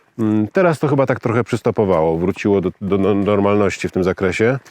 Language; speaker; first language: Polish; native; Polish